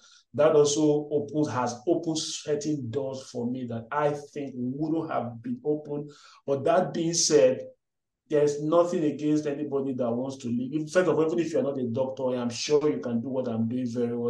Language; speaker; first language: English; non-native, local second language; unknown